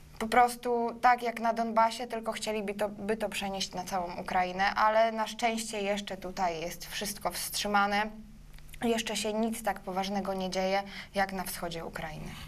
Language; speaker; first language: Polish; early bilingual, other home language; Ukrainian